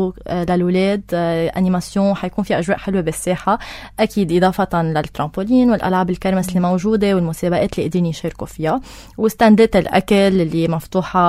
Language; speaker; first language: Arabic; native; Arabic